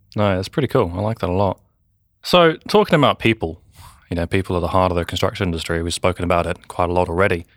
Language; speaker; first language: English; native; English